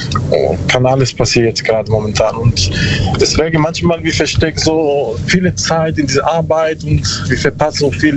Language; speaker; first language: German; non-native, learner; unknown